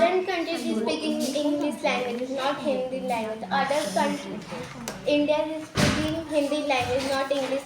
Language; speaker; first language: English; non-native, learner; Hindi